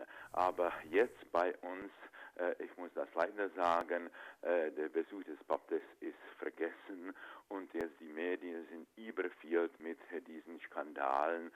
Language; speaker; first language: German; non-native, fluent; Czech